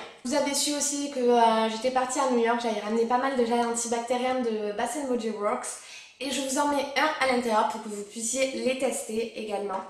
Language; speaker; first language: French; native; French